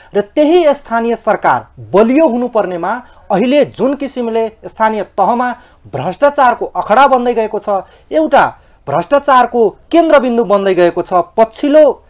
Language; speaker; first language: Nepali; non-native, local second language; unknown